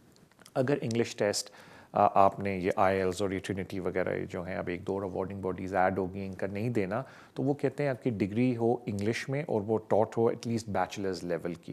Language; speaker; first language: Urdu; native; Urdu